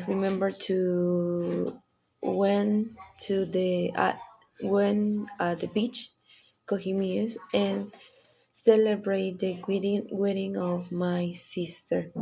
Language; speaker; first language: English; non-native, learner; Spanish